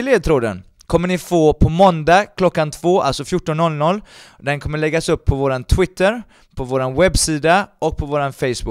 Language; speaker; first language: Swedish; native; Swedish